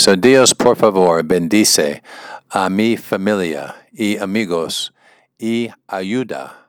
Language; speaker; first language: Spanish; non-native, learner; English